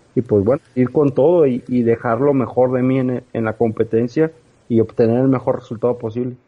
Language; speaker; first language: Spanish; native; Spanish